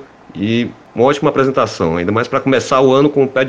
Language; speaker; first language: Portuguese; native; Portuguese